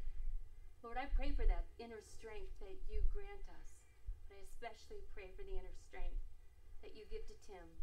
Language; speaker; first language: English; native; English